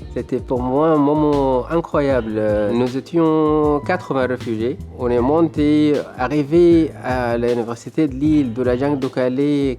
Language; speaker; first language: French; non-native, fluent; Arabic